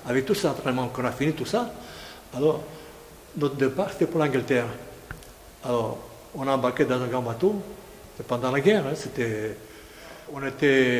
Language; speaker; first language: French; non-native, fluent; Greek